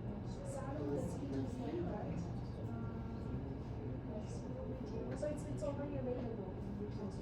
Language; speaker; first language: English; non-native, fluent; Chinese